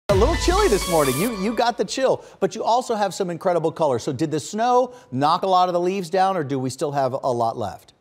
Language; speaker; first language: English; native; English